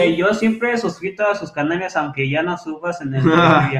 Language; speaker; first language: Spanish; native; Spanish